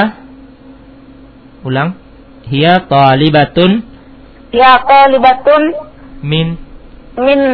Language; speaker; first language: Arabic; non-native, fluent; Indonesian